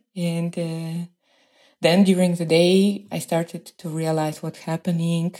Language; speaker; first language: English; non-native, fluent; Russian